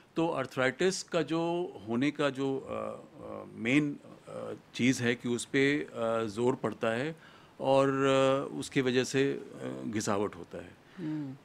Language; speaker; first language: Hindi; native; Hindi